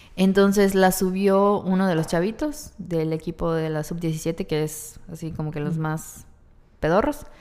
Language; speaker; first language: Spanish; native; Spanish